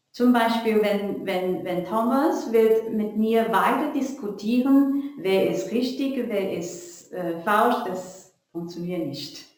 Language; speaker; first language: German; non-native, learner; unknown